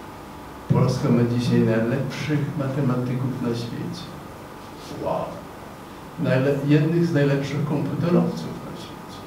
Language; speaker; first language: Polish; non-native, fluent; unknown